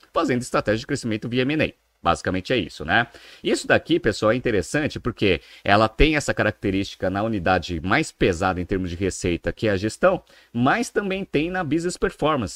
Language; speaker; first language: Portuguese; native; Portuguese